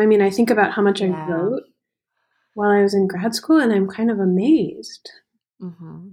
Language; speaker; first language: English; native; English